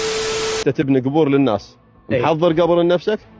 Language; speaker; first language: Arabic; native; Arabic